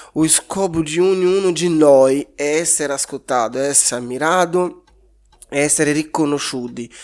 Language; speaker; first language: Italian; non-native, fluent; Portuguese